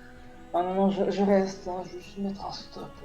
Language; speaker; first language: French; native; French